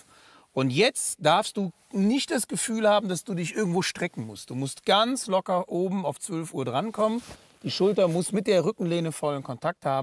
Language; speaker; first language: German; native; German